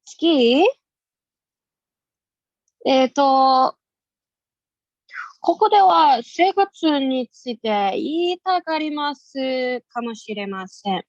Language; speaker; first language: Japanese; non-native, learner; English